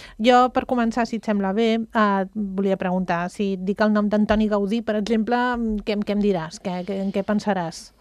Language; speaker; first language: Catalan; native; Catalan